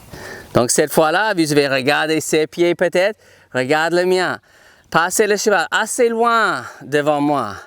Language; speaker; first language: French; non-native, fluent; English